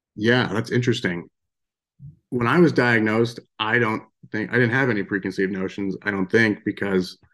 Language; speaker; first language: English; native; English